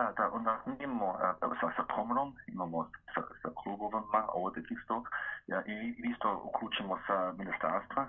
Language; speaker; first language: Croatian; early bilingual, heritage; Croatian